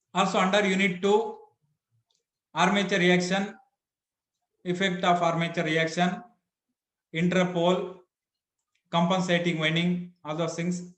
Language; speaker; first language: English; non-native, local second language; Kannada